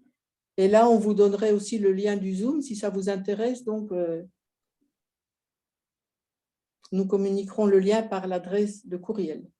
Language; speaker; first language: French; non-native, fluent; Spanish